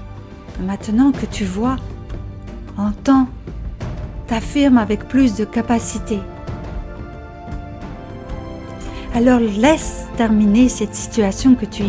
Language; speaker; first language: French; native; French